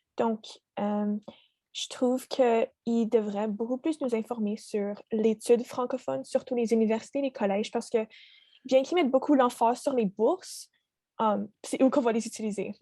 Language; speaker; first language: French; native; French